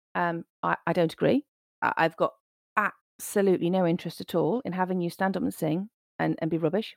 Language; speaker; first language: English; native; English